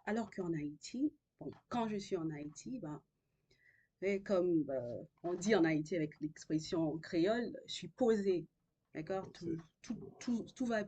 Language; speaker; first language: French; non-native, local second language; Haitian Creole